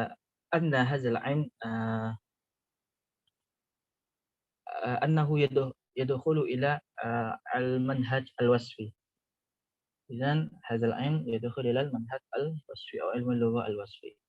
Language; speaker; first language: Arabic; non-native, learner; Indonesian